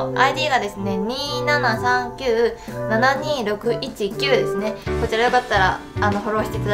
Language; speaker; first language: Japanese; native; Japanese